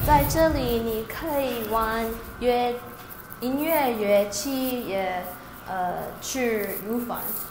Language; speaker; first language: Chinese; non-native, learner; English